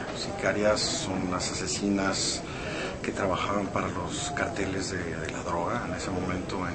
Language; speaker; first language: Spanish; native; Spanish